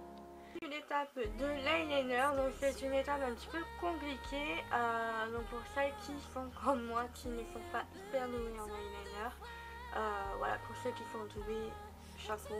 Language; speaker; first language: French; native; French